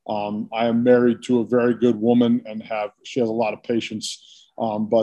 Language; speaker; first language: English; native; English